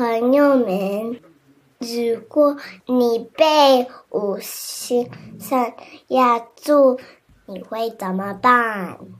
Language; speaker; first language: Chinese; early bilingual, heritage; English